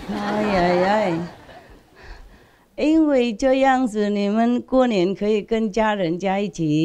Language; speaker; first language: Chinese; non-native, fluent; Vietnamese